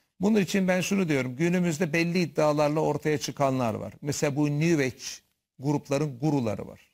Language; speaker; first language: Turkish; native; Turkish